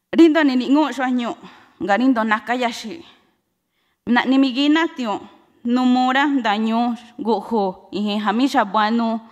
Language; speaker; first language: Spanish; non-native, local second language; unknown